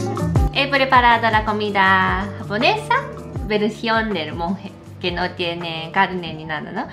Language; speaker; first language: Spanish; non-native, learner; Japanese